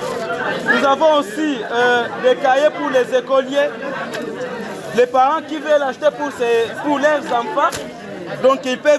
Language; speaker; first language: French; non-native, local second language; Swahili